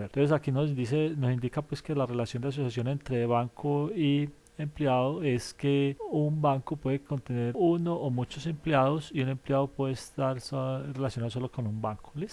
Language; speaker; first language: Spanish; native; Spanish